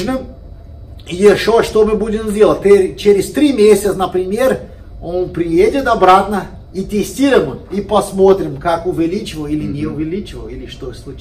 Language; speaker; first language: Russian; non-native, fluent; Portuguese